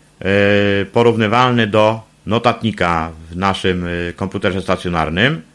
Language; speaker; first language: Polish; native; Polish